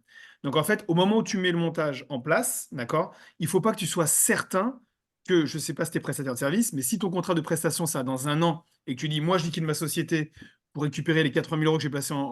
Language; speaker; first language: French; native; French